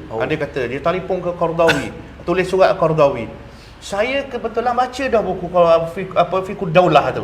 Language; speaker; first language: Malay; native; Malay